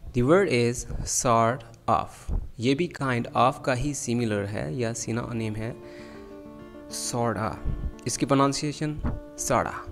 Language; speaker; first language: Urdu; native; Urdu